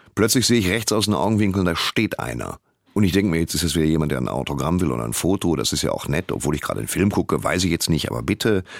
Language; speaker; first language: German; native; German